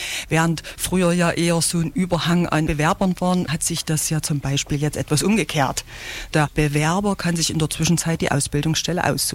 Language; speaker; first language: German; native; German